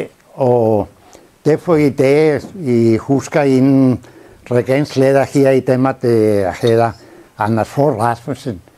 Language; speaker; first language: Danish; non-native, fluent; Spanish